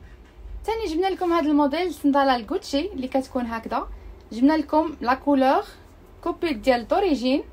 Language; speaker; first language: Arabic; native; Arabic